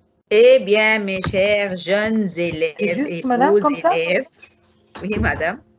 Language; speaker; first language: French; non-native, fluent; Arabic